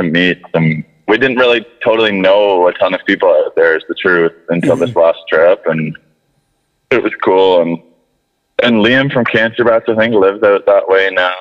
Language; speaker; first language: English; native; English